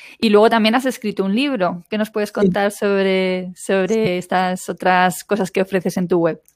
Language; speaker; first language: Spanish; native; Spanish